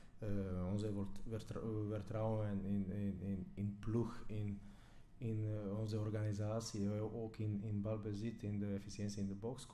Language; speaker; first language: Dutch; non-native, fluent; Croatian